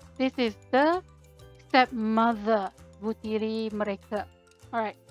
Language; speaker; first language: English; non-native, local second language; Malay